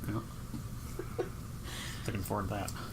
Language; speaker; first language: English; native; English